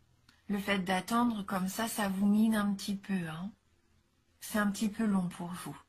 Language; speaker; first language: French; native; French